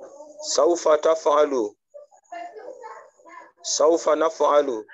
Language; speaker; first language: Arabic; non-native, learner; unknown